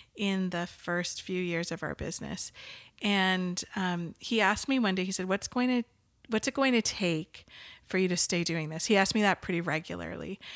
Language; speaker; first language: English; native; English